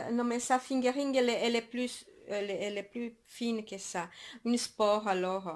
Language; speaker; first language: French; non-native, fluent; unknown